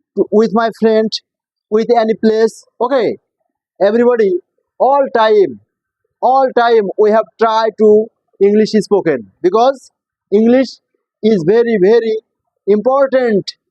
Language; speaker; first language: English; non-native, local second language; Bangla